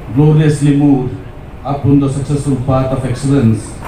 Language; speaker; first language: English; non-native, local second language; Kannada